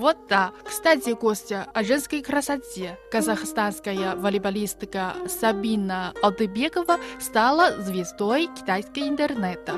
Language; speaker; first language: Russian; non-native, fluent; Chinese